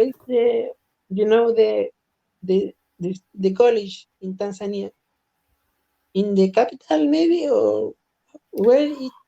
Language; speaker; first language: English; non-native, learner; Spanish